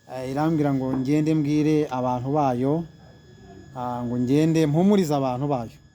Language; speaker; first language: Kinyarwanda; early bilingual, heritage; Kinyarwanda